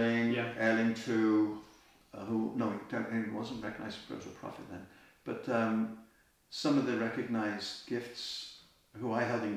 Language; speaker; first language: English; native; English